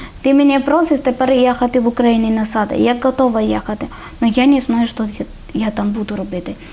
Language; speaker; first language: Ukrainian; non-native, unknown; Malayalam